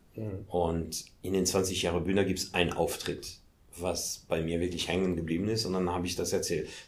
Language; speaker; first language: German; non-native, fluent; French